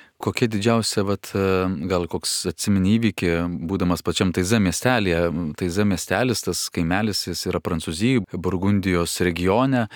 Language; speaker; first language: Lithuanian; native; Lithuanian